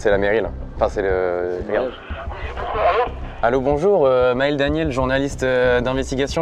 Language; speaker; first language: French; native; French